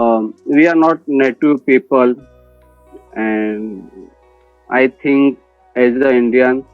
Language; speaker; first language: English; non-native, learner; Hindi